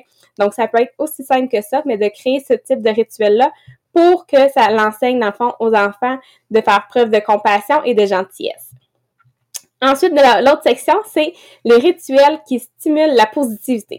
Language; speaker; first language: French; native; French